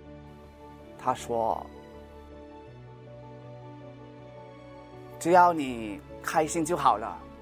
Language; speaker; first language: Chinese; early bilingual, heritage; Cantonese